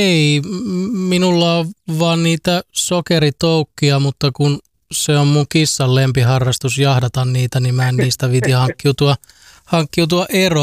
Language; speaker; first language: Finnish; native; Finnish